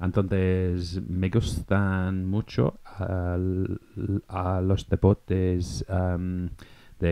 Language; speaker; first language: Spanish; non-native, fluent; English